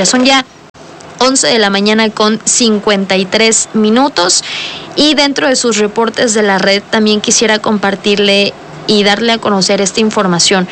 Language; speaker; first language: Spanish; native; Spanish